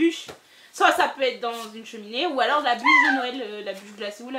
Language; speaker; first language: French; native; French